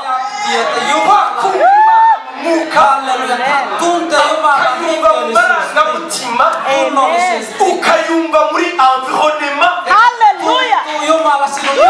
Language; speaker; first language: Finnish; non-native, fluent; Kinyarwanda